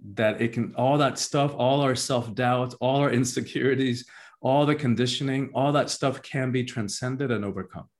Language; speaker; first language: English; early bilingual, other home language; Spanish